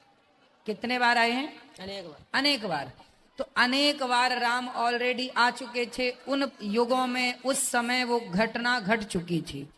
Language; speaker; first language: Hindi; native; Hindi